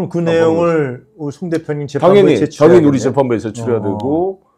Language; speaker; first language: Korean; native; Korean